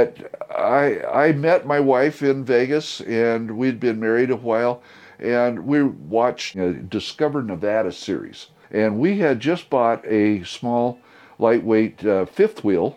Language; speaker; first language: English; native; English